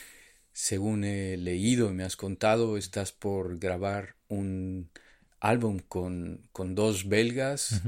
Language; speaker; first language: Spanish; native; Spanish